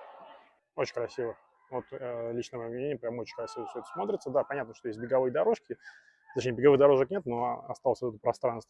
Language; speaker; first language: Russian; native; Russian